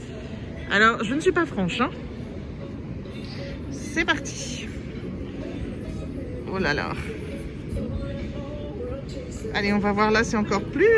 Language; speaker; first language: French; native; French